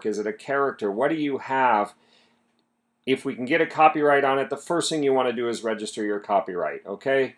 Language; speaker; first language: English; native; English